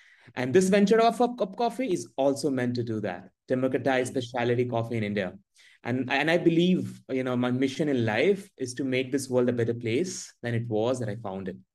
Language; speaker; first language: English; non-native, local second language; Hindi